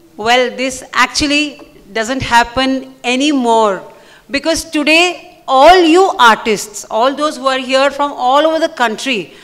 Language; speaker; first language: English; non-native, local second language; Marathi